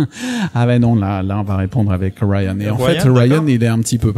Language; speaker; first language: French; native; French